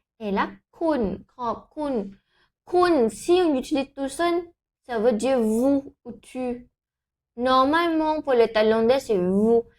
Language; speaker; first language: French; non-native, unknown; Thai